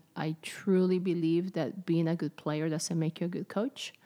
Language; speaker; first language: English; non-native, fluent; Spanish